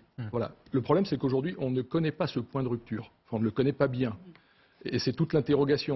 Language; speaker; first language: French; native; French